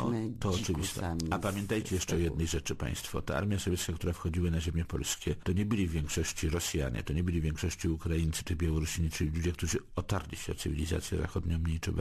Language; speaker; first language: Polish; native; Polish